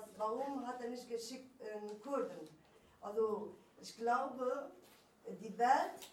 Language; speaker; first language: German; non-native, learner; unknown